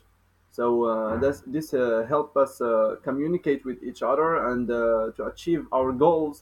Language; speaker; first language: English; non-native, fluent; Arabic